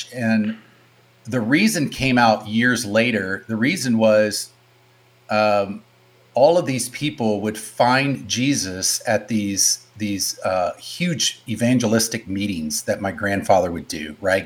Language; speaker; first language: English; native; English